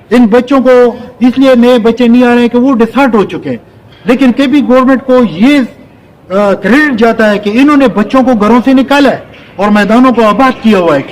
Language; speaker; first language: Urdu; non-native, local second language; Pashto